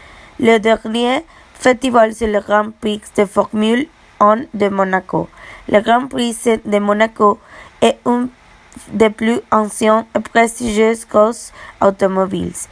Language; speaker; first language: French; non-native, learner; Spanish